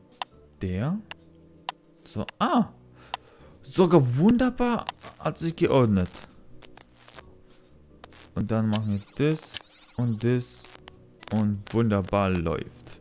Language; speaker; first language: German; non-native, learner; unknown